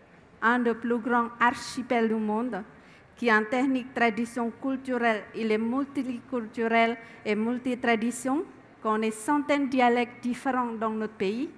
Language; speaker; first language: French; non-native, learner; Indonesian